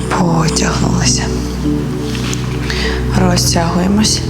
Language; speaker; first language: Ukrainian; native; Ukrainian